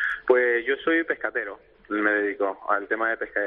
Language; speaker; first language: Spanish; native; Spanish